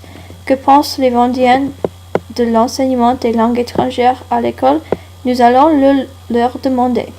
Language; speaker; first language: French; non-native, learner; English